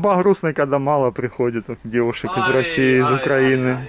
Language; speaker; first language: Russian; native; Russian